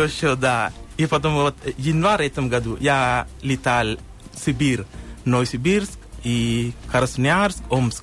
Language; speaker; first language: Russian; non-native, learner; Sinhala